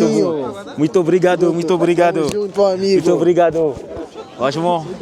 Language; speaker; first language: Portuguese; non-native, learner; French